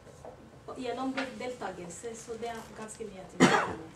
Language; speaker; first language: Norwegian; non-native, learner; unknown